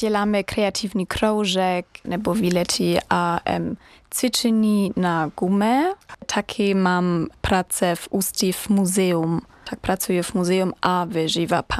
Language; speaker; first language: Czech; non-native, learner; German